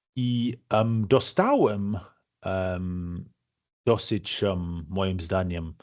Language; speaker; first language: Polish; non-native, fluent; English